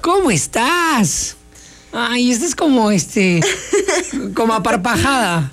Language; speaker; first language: Spanish; native; Spanish